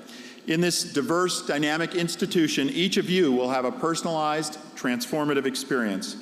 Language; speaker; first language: English; native; English